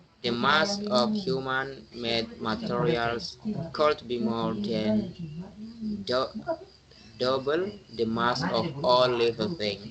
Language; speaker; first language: English; non-native, learner; Indonesian